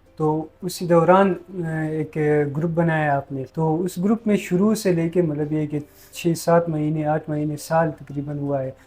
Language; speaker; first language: Urdu; non-native, local second language; Khowar